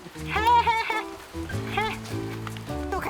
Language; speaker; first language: Korean; non-native, learner; Vietnamese